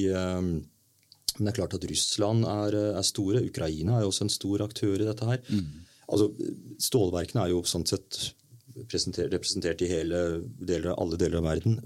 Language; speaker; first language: Norwegian; native; Norwegian